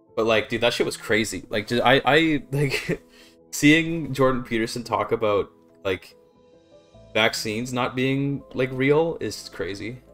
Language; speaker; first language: English; native; English